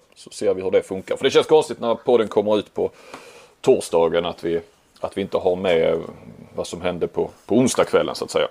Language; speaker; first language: Swedish; native; Swedish